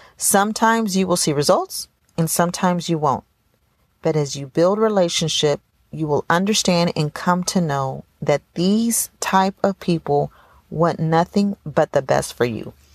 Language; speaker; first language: English; early bilingual, other home language; Spanish